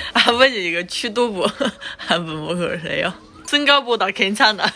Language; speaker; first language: Korean; non-native, fluent; Chinese